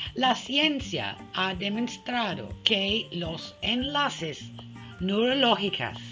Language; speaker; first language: Spanish; non-native, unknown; English